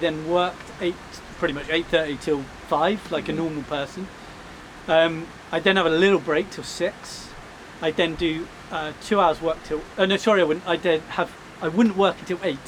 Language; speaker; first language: English; native; English